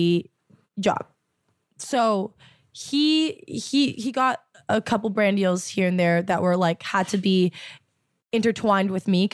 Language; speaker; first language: English; native; English